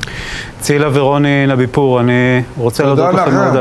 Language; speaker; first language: Hebrew; native; Hebrew